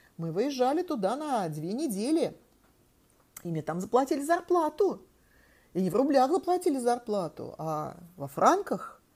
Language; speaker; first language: Russian; native; Russian